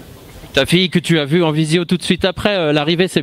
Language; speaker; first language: French; native; French